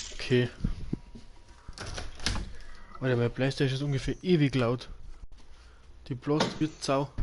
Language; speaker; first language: German; native; German